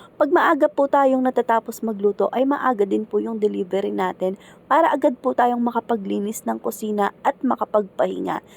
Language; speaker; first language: Filipino; native; Filipino